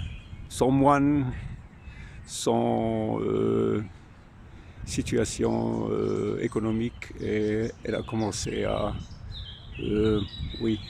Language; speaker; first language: French; non-native, fluent; German